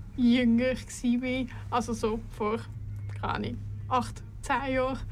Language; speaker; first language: German; native; German